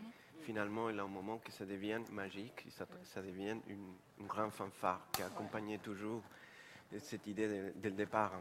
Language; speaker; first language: French; non-native, fluent; Spanish